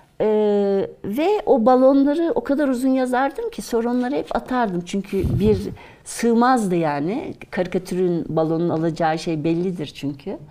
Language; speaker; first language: Turkish; native; Turkish